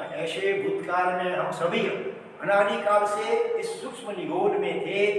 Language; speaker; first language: Hindi; non-native, local second language; Gujarati